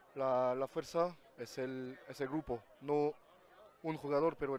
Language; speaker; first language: Spanish; non-native, fluent; French